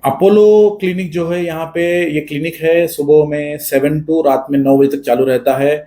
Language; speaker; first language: Hindi; non-native, local second language; Marathi